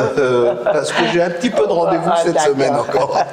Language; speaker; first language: French; native; French